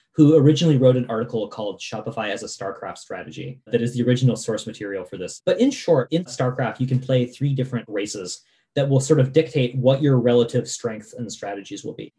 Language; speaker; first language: English; native; English